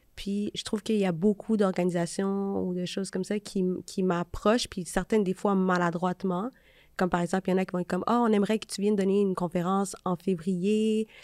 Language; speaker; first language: French; native; French